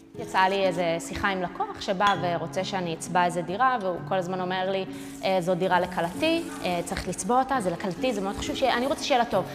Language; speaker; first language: Hebrew; early bilingual, other home language; Russian